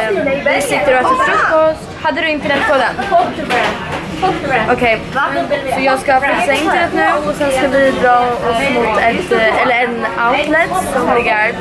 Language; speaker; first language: Swedish; native; Swedish